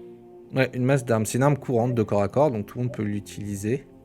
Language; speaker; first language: French; native; French